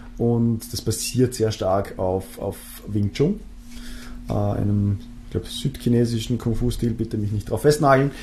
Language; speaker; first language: German; native; German